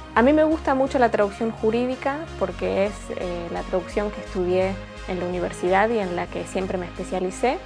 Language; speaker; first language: Spanish; native; Spanish